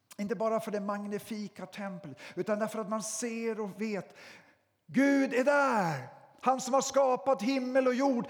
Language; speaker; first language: Swedish; native; Swedish